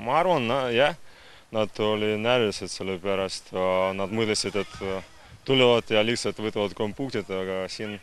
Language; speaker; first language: Estonian; non-native, local second language; Russian